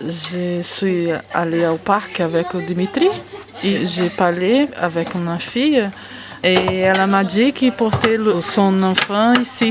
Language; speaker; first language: French; non-native, learner; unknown